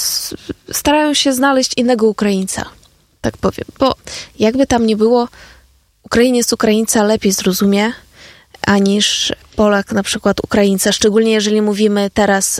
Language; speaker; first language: Polish; non-native, fluent; Ukrainian